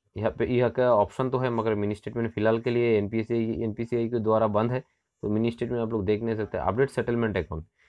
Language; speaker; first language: Hindi; non-native, local second language; Bangla